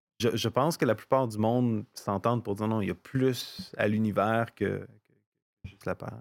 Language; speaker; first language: French; native; French